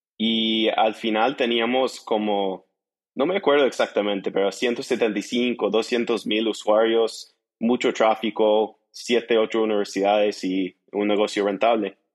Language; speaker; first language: Spanish; non-native, fluent; English